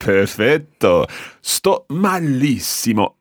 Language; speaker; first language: Italian; non-native, fluent; English